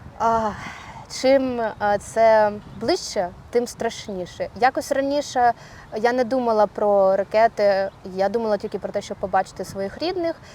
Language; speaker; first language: Ukrainian; non-native, local second language; Russian